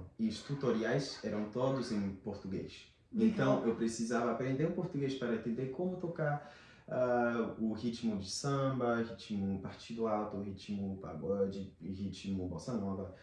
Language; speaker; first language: Portuguese; non-native, fluent; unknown